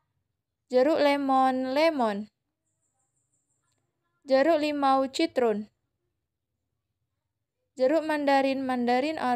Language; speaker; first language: Indonesian; native; Indonesian